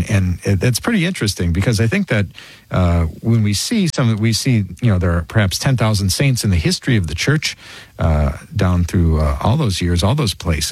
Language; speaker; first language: English; native; English